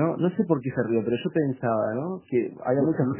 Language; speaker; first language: Spanish; native; Spanish